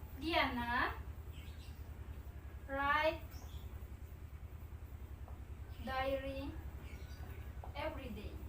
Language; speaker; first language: English; non-native, learner; Indonesian